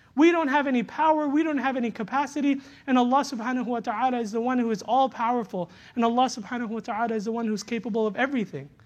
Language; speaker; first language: English; native; English